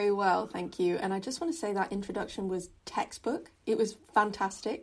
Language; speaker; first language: English; non-native, local second language; Cantonese